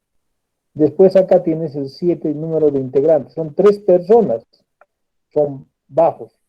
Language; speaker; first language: Spanish; native; Spanish